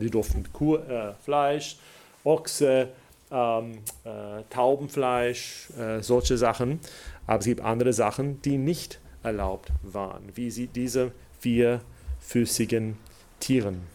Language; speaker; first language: German; non-native, fluent; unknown